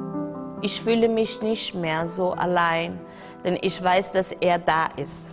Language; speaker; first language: German; non-native, fluent; Portuguese